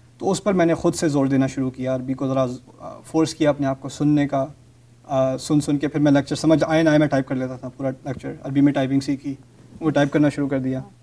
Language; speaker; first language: Urdu; early bilingual, heritage; Urdu